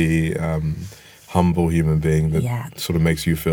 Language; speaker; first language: English; non-native, local second language; Yoruba